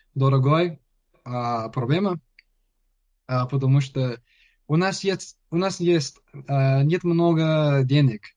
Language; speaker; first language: Russian; non-native, learner; English